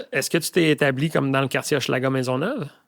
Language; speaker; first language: French; native; French